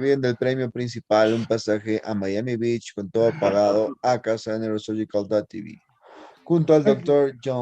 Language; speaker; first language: Spanish; native; Spanish